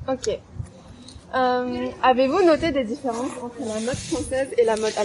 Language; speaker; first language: French; native; French